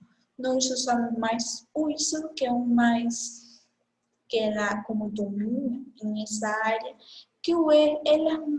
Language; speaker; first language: Portuguese; non-native, fluent; Spanish